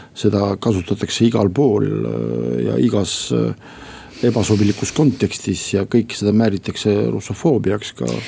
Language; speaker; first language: Estonian; non-native, local second language; Russian